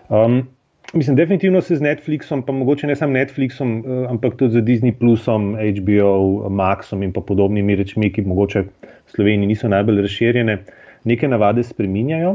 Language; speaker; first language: Slovenian; native; Slovenian